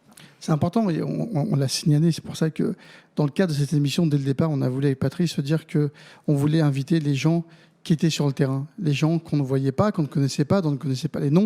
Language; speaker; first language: French; native; French